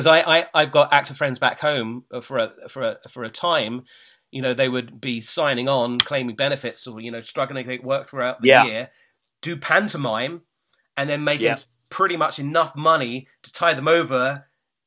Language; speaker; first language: English; native; English